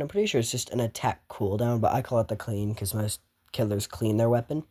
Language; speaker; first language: English; native; English